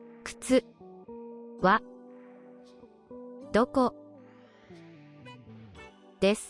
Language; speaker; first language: Japanese; non-native, learner; English